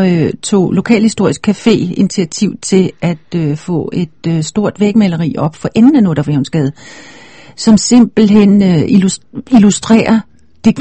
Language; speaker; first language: Danish; native; Danish